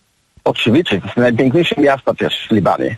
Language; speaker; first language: Polish; non-native, learner; Arabic